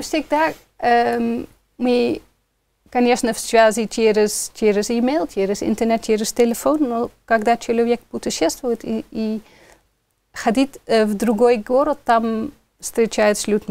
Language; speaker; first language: Russian; non-native, fluent; Dutch